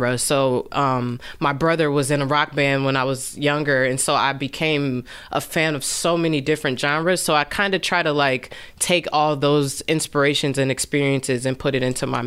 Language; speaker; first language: English; native; English